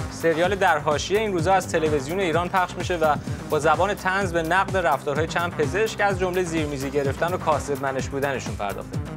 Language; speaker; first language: Persian; native; Persian